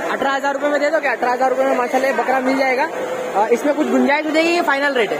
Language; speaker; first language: Hindi; native; Hindi